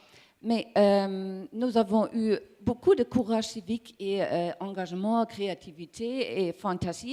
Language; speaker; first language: French; non-native, learner; German